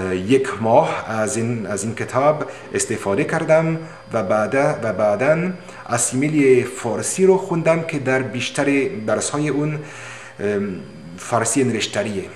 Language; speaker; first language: Persian; non-native, learner; French